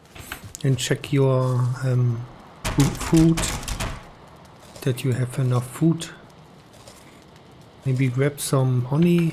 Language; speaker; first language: English; non-native, learner; German